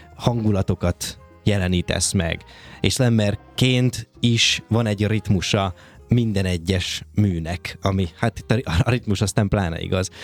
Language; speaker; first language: Hungarian; native; Hungarian